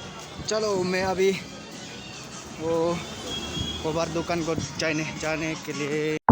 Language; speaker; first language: Hindi; non-native, local second language; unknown